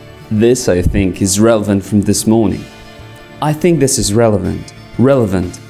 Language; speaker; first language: English; non-native, fluent; Russian